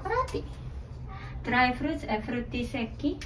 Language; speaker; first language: Italian; non-native, learner; Japanese